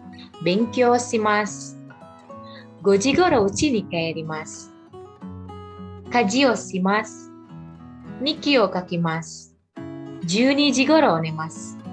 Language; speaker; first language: Japanese; non-native, fluent; Indonesian